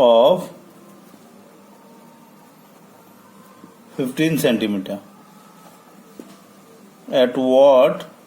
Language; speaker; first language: English; non-native, local second language; Hindi